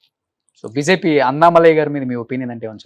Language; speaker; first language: Telugu; native; Telugu